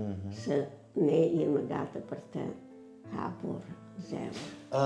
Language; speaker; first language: Albanian; non-native, learner; Italian